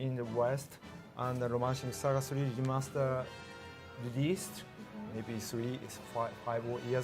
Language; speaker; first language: English; non-native, learner; Japanese